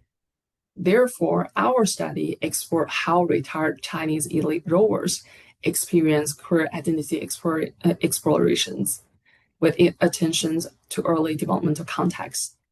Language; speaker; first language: English; non-native, fluent; Chinese